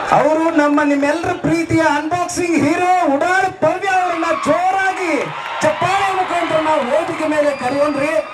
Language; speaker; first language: Kannada; native; Kannada